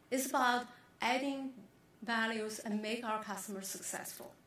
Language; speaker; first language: English; non-native, fluent; Chinese